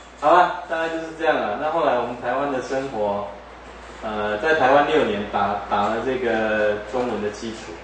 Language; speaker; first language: Chinese; native; Chinese